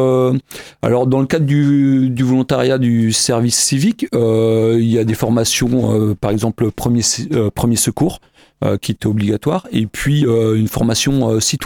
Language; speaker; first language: French; native; French